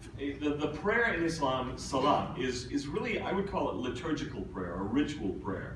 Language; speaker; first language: English; native; English